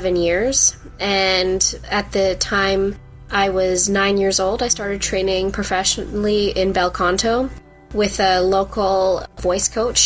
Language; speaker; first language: English; native; English